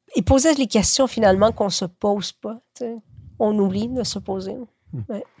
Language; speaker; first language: French; early bilingual, other home language; Spanish